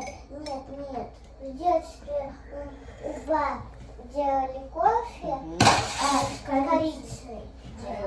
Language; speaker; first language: Russian; early bilingual, other home language; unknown